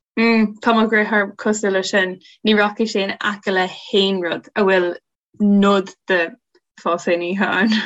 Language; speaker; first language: Irish; native; Irish